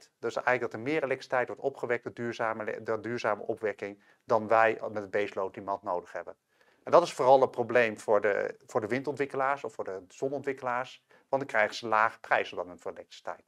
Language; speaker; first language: Dutch; native; Dutch